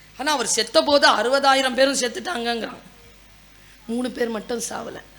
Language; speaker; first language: Tamil; non-native, local second language; Urdu